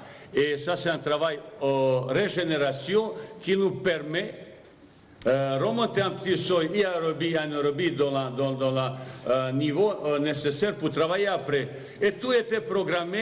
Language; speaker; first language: French; non-native, fluent; Bosnian